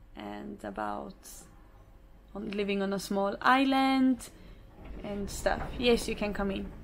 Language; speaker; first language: English; non-native, fluent; Swedish